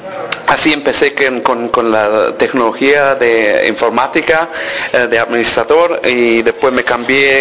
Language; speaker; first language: Spanish; early bilingual, heritage; Spanish